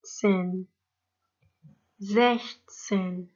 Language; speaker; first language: German; non-native, fluent; Arabic